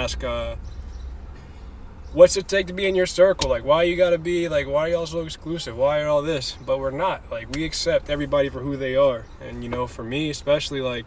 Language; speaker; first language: English; native; English